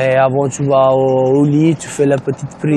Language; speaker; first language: French; non-native, learner; Fijian